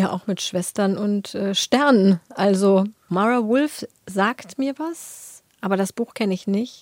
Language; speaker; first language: German; native; German